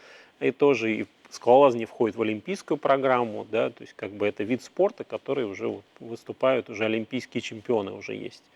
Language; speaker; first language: Russian; native; Russian